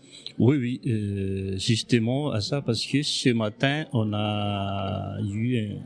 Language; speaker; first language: French; non-native, local second language; Malagasy